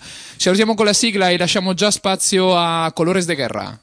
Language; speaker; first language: Italian; native; Italian